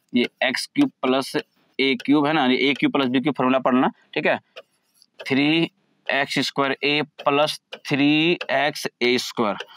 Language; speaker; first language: Hindi; native; Hindi